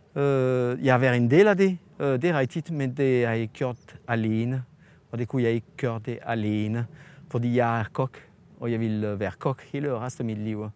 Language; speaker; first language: Danish; non-native, fluent; French